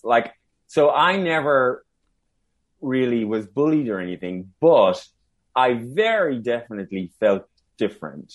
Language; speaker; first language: English; native; English